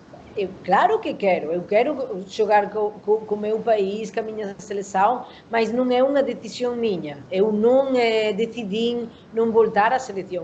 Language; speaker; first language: Portuguese; non-native, learner; Spanish